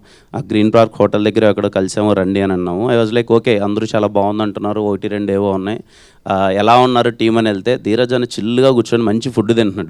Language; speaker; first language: Telugu; native; Telugu